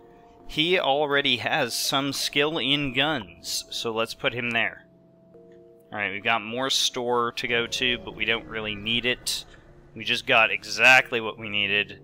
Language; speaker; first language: English; native; English